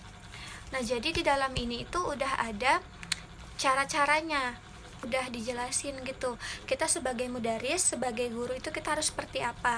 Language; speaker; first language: Indonesian; native; Indonesian